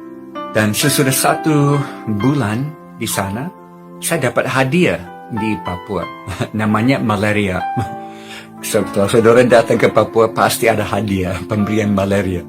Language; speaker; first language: Indonesian; non-native, fluent; English